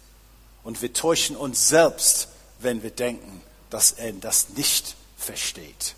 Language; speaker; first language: German; non-native, fluent; English